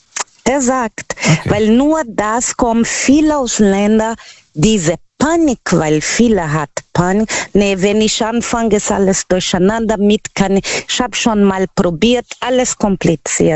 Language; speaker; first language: German; non-native, learner; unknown